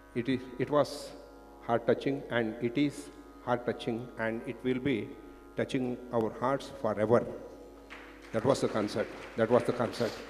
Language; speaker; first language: English; non-native, local second language; Kannada